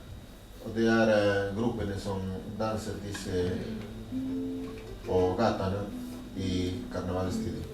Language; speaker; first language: Swedish; non-native, learner; Spanish